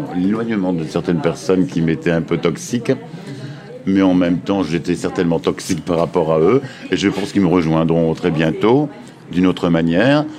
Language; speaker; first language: French; native; French